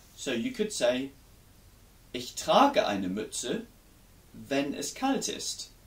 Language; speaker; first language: English; native; English